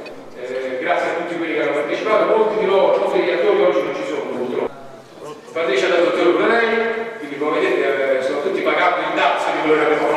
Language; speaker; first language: Italian; native; Italian